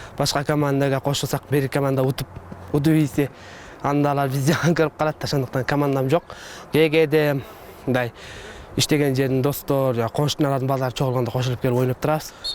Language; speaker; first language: Kyrgyz; early bilingual, heritage; Kyrgyz